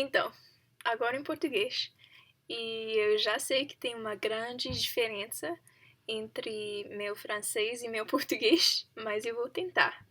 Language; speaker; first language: Portuguese; non-native, learner; English